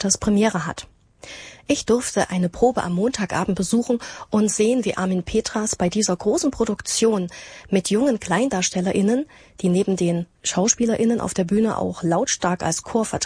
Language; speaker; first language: German; native; German